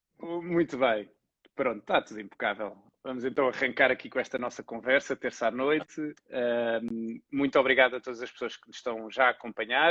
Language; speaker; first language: Portuguese; native; Portuguese